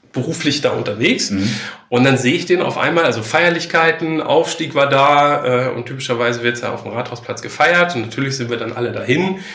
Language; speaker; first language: German; native; German